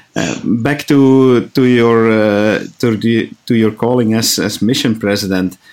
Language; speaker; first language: English; non-native, fluent; Dutch